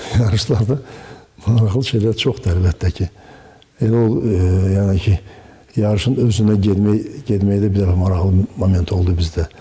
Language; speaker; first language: Azerbaijani; native; Azerbaijani